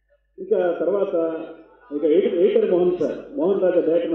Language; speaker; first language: Tamil; non-native, learner; Telugu